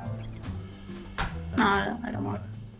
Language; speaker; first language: English; non-native, fluent; Russian